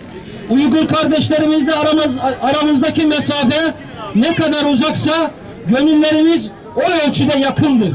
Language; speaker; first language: Turkish; native; Turkish